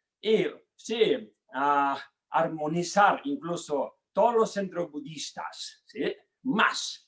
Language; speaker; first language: Spanish; non-native, learner; Tibetan